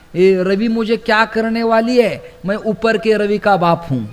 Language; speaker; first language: Hindi; non-native, local second language; Marathi